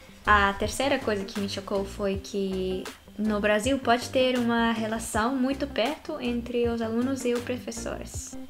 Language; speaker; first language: Portuguese; non-native, fluent; Japanese